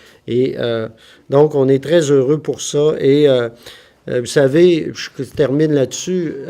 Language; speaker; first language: French; native; French